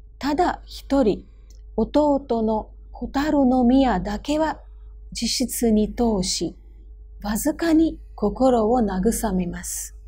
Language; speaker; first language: Japanese; non-native, fluent; Hindi